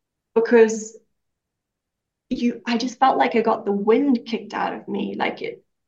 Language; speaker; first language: English; native; English